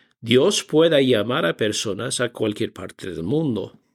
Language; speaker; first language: Spanish; non-native, fluent; English